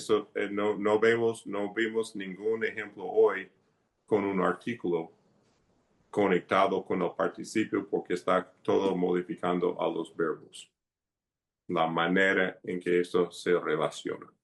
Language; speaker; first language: Spanish; non-native, fluent; English